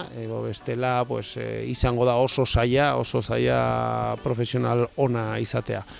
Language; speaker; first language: Basque; non-native, local second language; Spanish